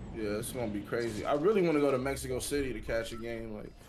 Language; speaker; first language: English; native; English